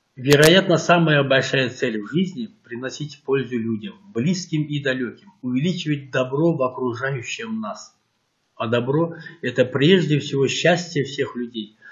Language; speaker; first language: Russian; non-native, local second language; Kyrgyz